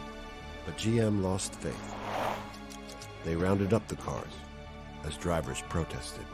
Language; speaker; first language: English; native; English